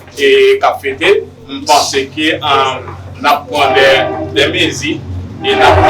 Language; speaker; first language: French; non-native, learner; Haitian Creole